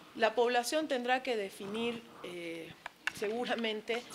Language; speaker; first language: Spanish; native; Spanish